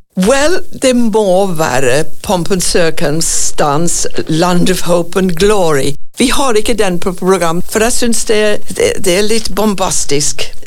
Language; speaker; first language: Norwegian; non-native, fluent; English